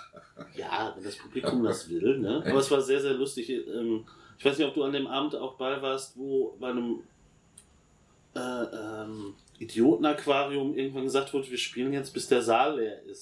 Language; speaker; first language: German; native; German